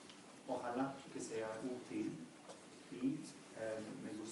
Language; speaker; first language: Spanish; non-native, fluent; English